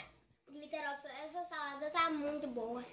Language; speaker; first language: Portuguese; early bilingual, heritage; Portuguese